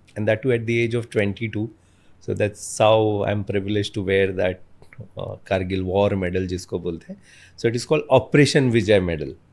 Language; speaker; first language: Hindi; non-native, local second language; Malayalam